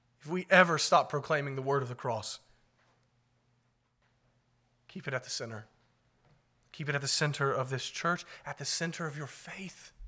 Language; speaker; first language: English; native; English